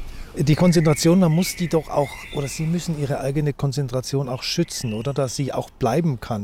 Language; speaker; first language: German; native; German